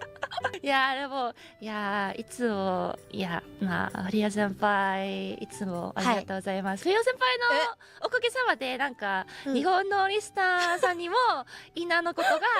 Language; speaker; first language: Japanese; non-native, fluent; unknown